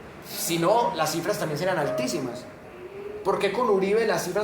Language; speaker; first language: Spanish; native; Spanish